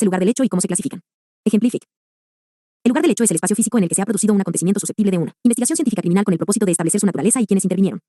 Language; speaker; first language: Spanish; native; Spanish